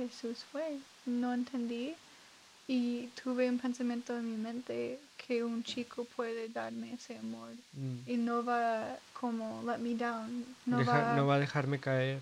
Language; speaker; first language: Spanish; non-native, learner; English